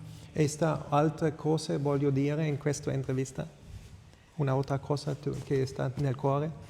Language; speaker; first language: Italian; non-native, fluent; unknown